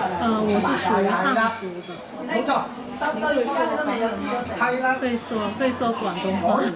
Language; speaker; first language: Chinese; non-native, local second language; Cantonese